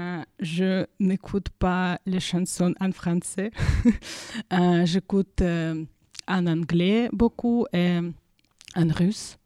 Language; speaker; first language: French; non-native, learner; Russian